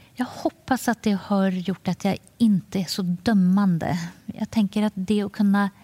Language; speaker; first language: Swedish; native; Swedish